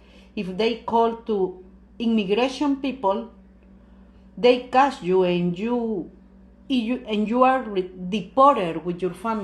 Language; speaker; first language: English; non-native, learner; Spanish